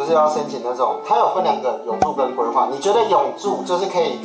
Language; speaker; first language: Chinese; native; Chinese